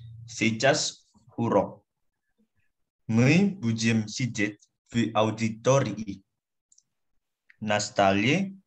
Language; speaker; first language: Russian; non-native, learner; Indonesian